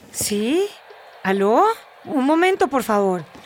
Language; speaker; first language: Spanish; native; Spanish